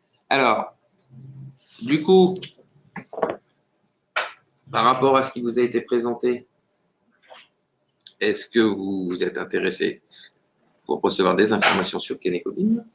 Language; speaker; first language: French; native; French